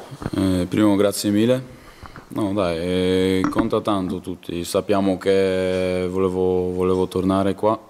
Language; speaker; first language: Italian; non-native, learner; Polish